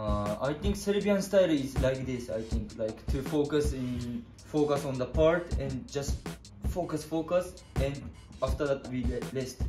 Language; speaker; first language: English; non-native, learner; Japanese